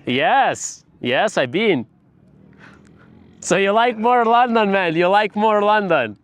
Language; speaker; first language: English; non-native, learner; Lithuanian